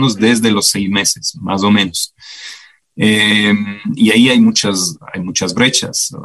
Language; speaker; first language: Spanish; non-native, fluent; French